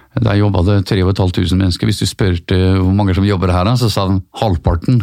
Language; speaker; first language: Norwegian; native; Norwegian